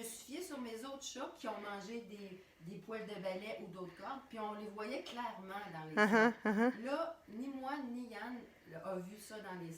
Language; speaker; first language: French; native; French